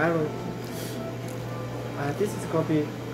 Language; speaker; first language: English; non-native, learner; Korean